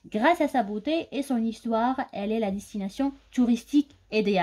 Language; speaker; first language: French; non-native, local second language; Arabic